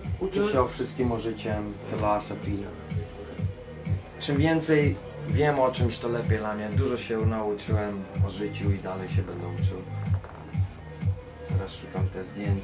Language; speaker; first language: Polish; early bilingual, heritage; Polish